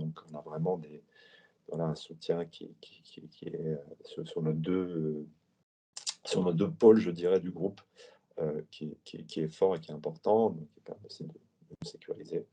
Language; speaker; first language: French; native; French